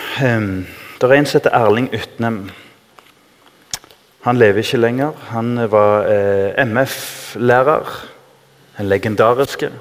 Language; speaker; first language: Norwegian; native; Norwegian